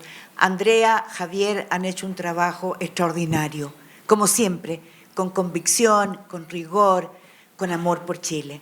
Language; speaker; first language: Spanish; native; Spanish